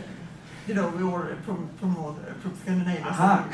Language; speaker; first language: English; non-native, fluent; Swedish